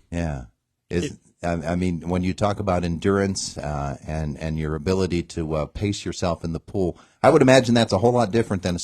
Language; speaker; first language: English; native; English